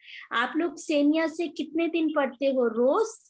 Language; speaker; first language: Hindi; native; Hindi